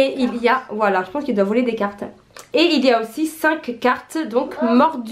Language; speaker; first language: French; native; French